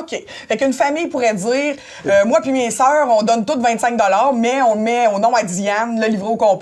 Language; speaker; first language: French; native; French